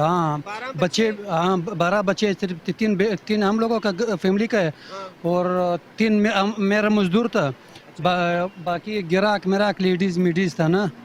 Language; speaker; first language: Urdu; non-native, local second language; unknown